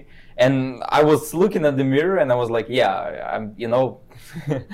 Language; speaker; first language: English; non-native, fluent; Kazakh